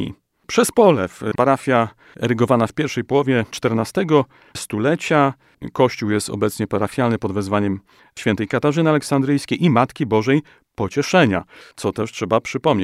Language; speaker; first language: Polish; native; Polish